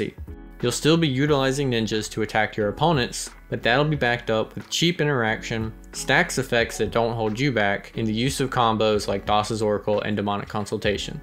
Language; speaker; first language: English; native; English